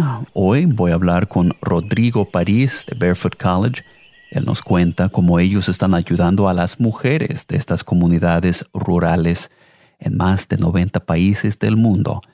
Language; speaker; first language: Spanish; non-native, fluent; English